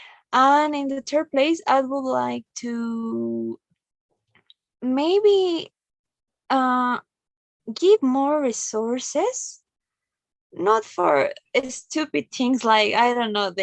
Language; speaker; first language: English; non-native, learner; Spanish